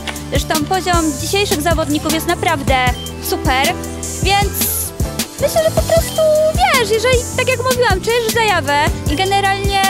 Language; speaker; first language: Polish; native; Polish